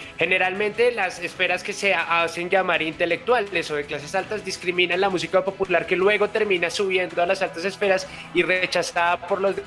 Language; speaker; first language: Spanish; native; Spanish